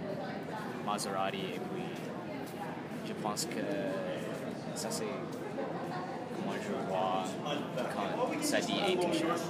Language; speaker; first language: French; non-native, learner; English